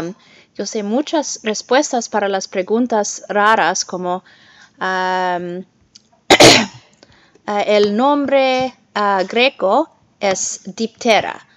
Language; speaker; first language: Spanish; non-native, learner; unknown